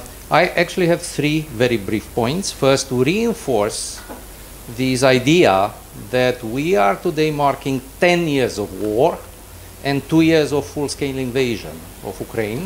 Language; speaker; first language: English; non-native, fluent; Romanian